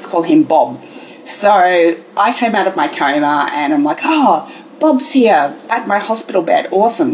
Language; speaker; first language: English; native; English